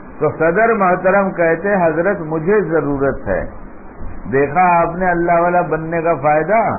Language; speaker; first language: Urdu; native; Urdu